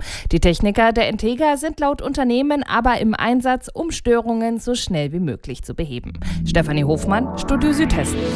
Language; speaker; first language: German; native; German